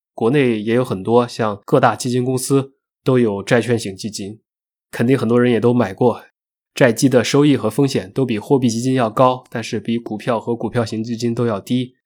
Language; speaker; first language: Chinese; native; Chinese